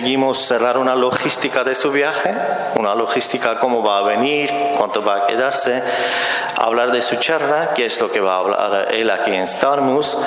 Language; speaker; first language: Spanish; non-native, fluent; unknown